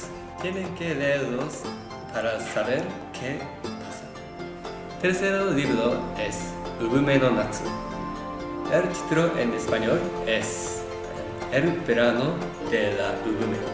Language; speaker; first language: Spanish; non-native, learner; Japanese